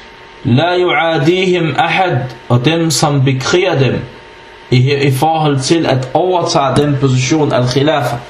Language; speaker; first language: Danish; non-native, fluent; Arabic